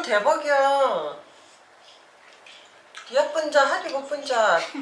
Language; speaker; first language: Indonesian; non-native, learner; Korean